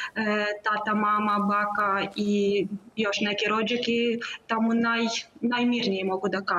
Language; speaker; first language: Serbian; non-native, learner; Ukrainian